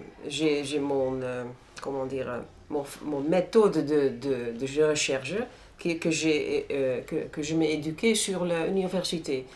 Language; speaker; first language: French; non-native, fluent; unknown